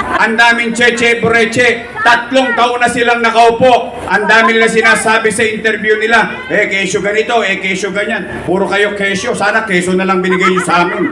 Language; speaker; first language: Filipino; native; Filipino